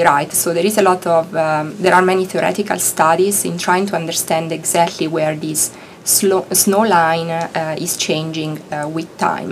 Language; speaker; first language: English; non-native, fluent; Italian